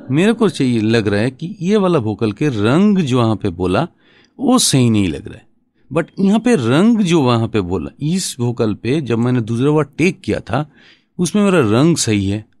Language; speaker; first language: Hindi; non-native, local second language; Bangla